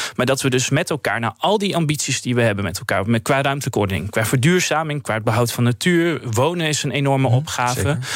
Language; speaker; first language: Dutch; native; Dutch